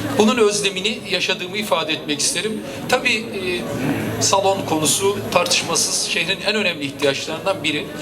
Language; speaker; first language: Turkish; native; Turkish